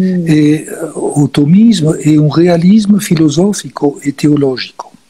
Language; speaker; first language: Portuguese; non-native, fluent; French